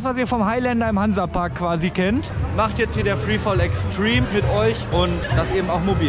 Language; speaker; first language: German; native; German